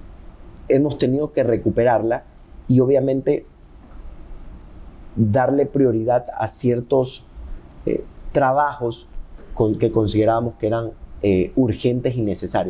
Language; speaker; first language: Spanish; native; Spanish